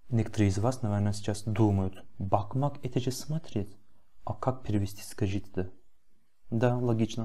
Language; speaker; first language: Russian; non-native, fluent; Turkish